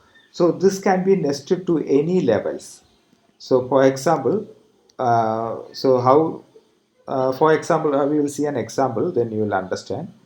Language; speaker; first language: English; non-native, local second language; Malayalam